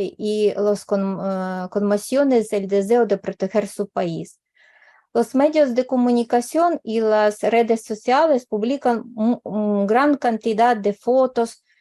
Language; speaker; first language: Spanish; non-native, fluent; Ukrainian